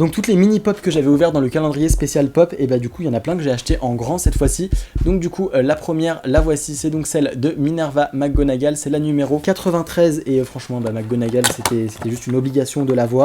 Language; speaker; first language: French; native; French